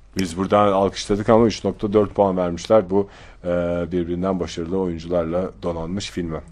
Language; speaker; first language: Turkish; native; Turkish